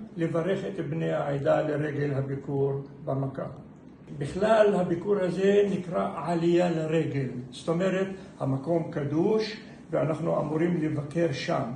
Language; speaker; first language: Hebrew; non-native, local second language; Arabic